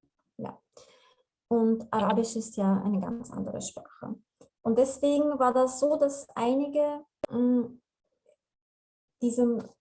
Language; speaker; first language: German; non-native, fluent; Slovenian